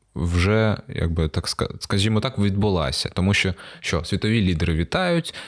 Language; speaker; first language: Ukrainian; native; Ukrainian